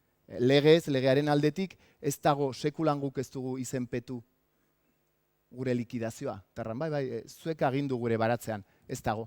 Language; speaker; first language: Basque; native; Basque